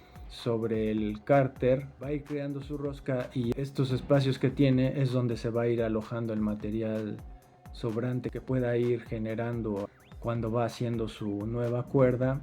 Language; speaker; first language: Spanish; native; Spanish